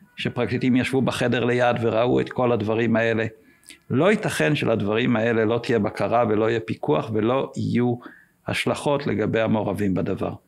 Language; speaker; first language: Hebrew; native; Hebrew